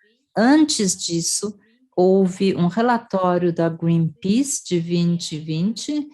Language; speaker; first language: Portuguese; non-native, fluent; German